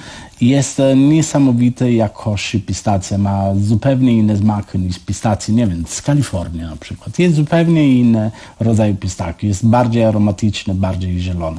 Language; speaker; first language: Polish; non-native, learner; Italian